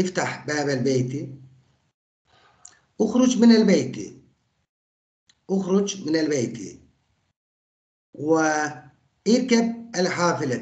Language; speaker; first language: Arabic; non-native, fluent; Turkish